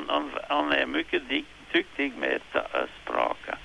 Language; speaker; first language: Swedish; non-native, fluent; French